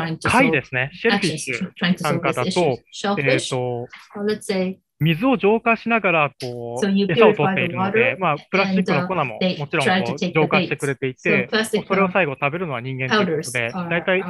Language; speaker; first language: Japanese; native; Japanese